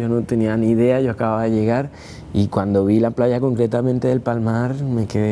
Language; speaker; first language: Spanish; native; Spanish